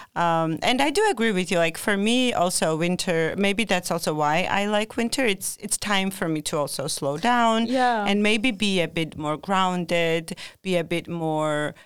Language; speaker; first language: English; non-native, fluent; Georgian